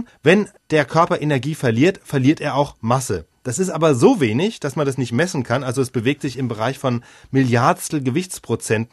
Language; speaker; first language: German; native; German